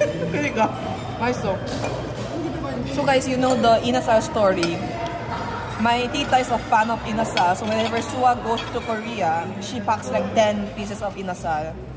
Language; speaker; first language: English; non-native, local second language; Korean